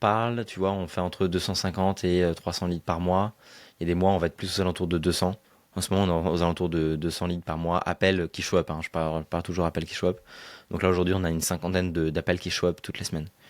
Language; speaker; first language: French; native; French